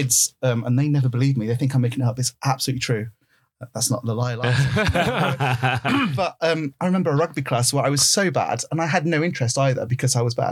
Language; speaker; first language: English; native; English